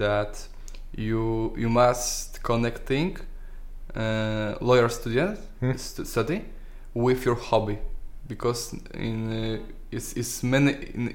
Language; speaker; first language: English; non-native, learner; Polish